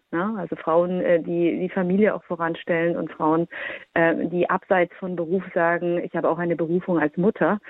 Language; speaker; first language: German; early bilingual, heritage; German